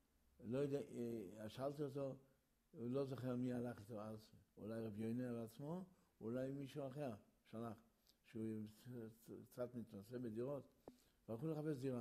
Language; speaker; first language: Hebrew; early bilingual, other home language; Yiddish